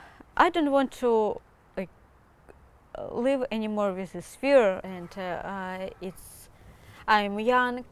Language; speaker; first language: English; non-native, learner; Ukrainian